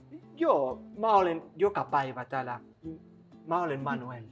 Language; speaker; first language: Finnish; non-native, learner; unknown